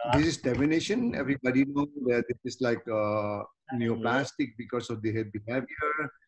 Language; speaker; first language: English; non-native, fluent; Indonesian